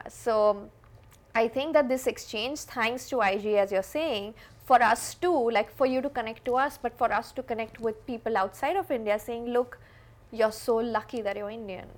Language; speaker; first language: English; non-native, local second language; Hindi